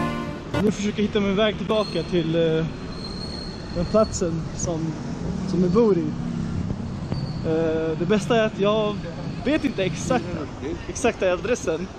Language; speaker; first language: Swedish; early bilingual, other home language; Nepali